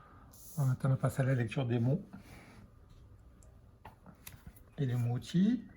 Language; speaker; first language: French; native; French